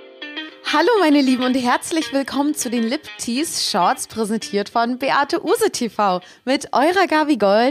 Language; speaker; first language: German; native; German